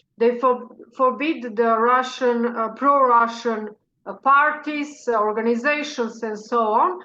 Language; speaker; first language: English; non-native, fluent; Serbian